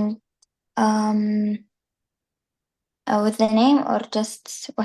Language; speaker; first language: English; non-native, learner; Arabic